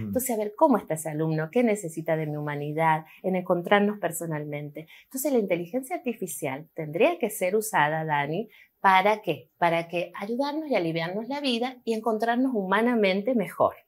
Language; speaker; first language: Spanish; native; Spanish